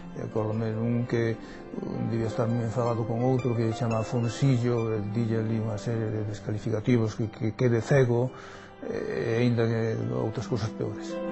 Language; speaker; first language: Galician; native; Galician